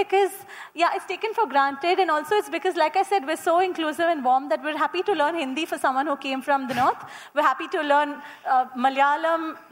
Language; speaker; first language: English; non-native, local second language; Kannada